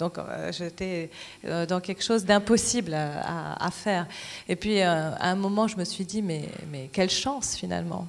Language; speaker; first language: French; non-native, local second language; Arabic